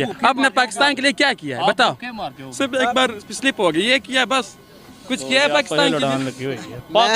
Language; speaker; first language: Hindi; non-native, fluent; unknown